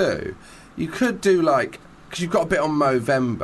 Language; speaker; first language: English; native; English